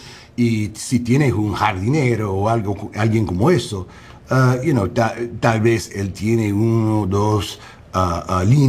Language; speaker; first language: Spanish; non-native, learner; English